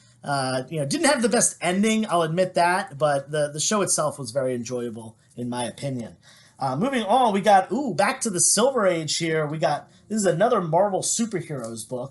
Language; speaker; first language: English; native; English